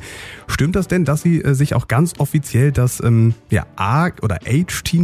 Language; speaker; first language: German; native; German